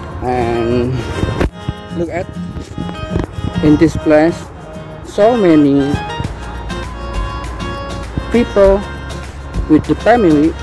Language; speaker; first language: English; non-native, learner; Indonesian